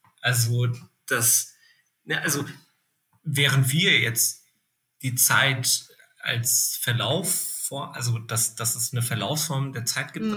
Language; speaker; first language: German; native; German